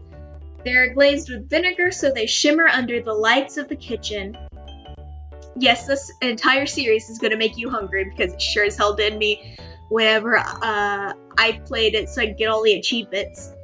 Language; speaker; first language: English; native; English